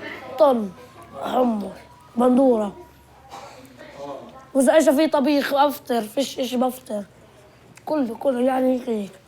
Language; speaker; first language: Arabic; native; Arabic